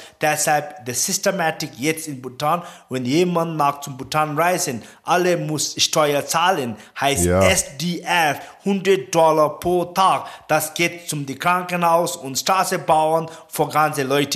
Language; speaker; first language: German; non-native, learner; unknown